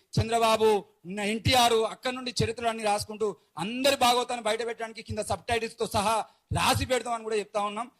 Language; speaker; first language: Telugu; native; Telugu